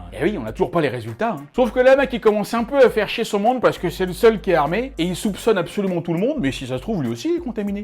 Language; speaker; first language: French; native; French